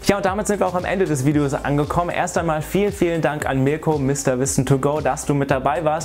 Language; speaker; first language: German; native; German